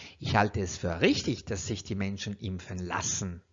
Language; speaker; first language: German; non-native, fluent; Italian